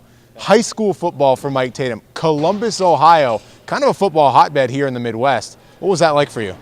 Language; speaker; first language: English; native; English